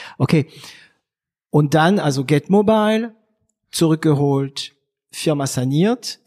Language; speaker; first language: German; non-native, fluent; French